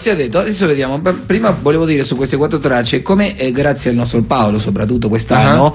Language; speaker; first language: Italian; native; Italian